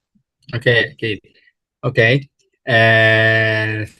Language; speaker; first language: English; non-native, learner; Arabic